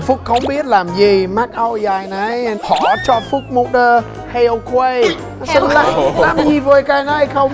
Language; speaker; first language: Vietnamese; non-native, learner; English